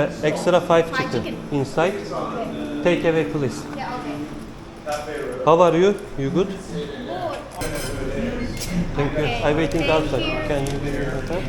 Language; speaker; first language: English; non-native, learner; Turkish